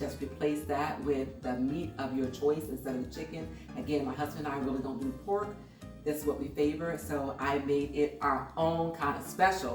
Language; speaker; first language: English; native; English